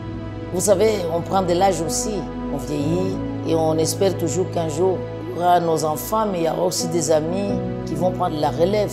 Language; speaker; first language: French; non-native, local second language; Swahili